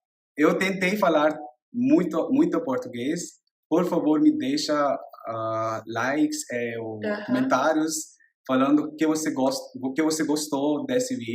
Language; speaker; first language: Portuguese; non-native, learner; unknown